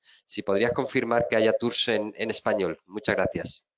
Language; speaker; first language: Spanish; native; Spanish